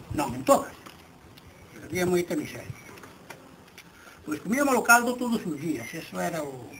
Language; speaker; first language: Galician; native; Galician